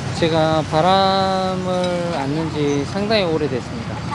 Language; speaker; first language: Korean; native; Korean